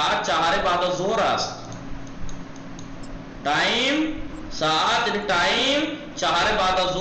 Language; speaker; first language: Persian; non-native, fluent; Urdu